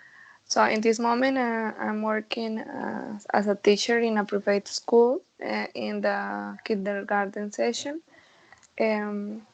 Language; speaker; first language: English; non-native, learner; Spanish